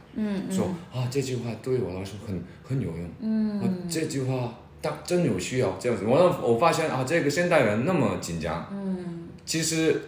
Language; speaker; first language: Chinese; non-native, fluent; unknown